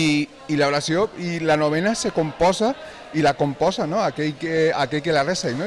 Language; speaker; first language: Catalan; native; Catalan